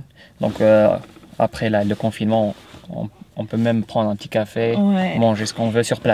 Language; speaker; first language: French; non-native, local second language; Arabic